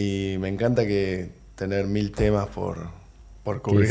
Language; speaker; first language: Spanish; native; Spanish